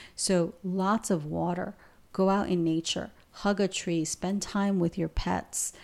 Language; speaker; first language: English; non-native, fluent; Spanish